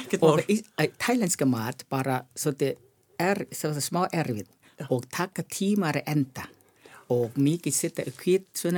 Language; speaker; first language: Icelandic; non-native, learner; Thai